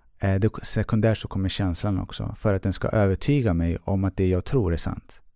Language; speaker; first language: Swedish; early bilingual, other home language; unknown